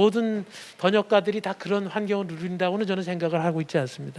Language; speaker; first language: Korean; native; Korean